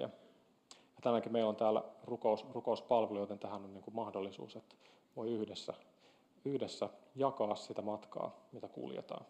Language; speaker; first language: Finnish; native; Finnish